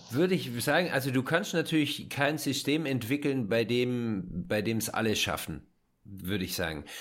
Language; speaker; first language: German; native; German